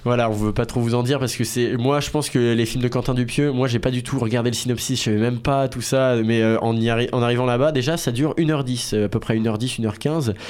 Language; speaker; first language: French; native; French